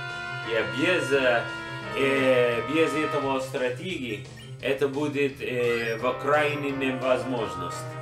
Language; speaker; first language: Russian; non-native, learner; English